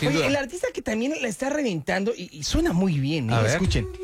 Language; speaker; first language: Spanish; native; Spanish